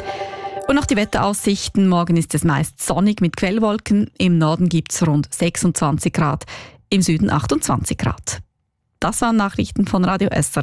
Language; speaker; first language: German; native; German